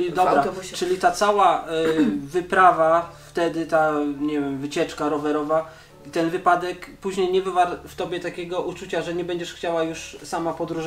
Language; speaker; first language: Polish; native; Polish